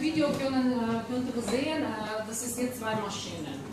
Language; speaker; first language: German; non-native, learner; Russian